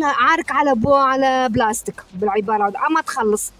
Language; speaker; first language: Arabic; native; Arabic